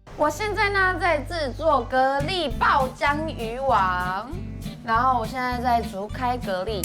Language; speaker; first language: Chinese; non-native, fluent; Japanese